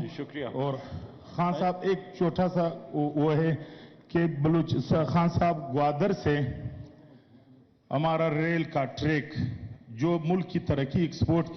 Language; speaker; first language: Hindi; non-native, local second language; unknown